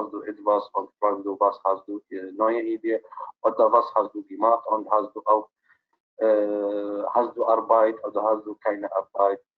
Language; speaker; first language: German; non-native, learner; Arabic